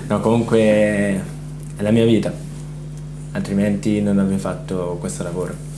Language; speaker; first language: Italian; native; Italian